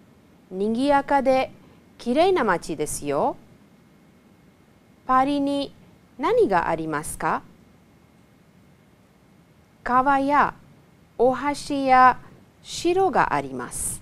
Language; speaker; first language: Japanese; non-native, fluent; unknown